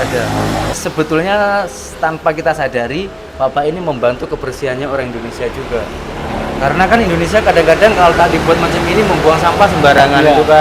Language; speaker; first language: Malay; non-native, local second language; Javanese